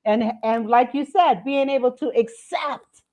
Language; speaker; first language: English; native; English